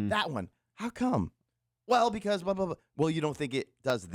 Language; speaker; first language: English; native; English